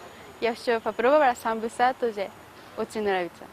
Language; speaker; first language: Russian; non-native, learner; Japanese